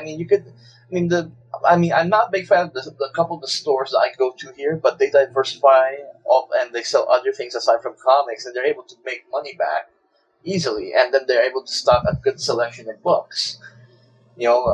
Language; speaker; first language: English; non-native, local second language; Filipino